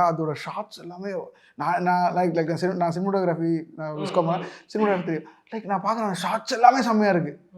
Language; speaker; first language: Tamil; native; Tamil